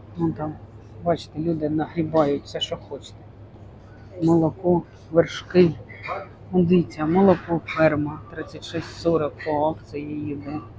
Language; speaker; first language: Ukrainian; native; Ukrainian